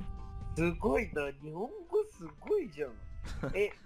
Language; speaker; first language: Japanese; non-native, fluent; Portuguese